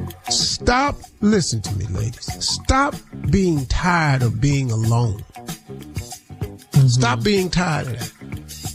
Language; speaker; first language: English; native; English